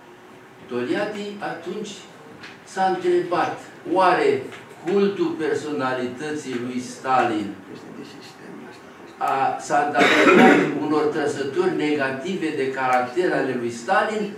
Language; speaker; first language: Romanian; native; Romanian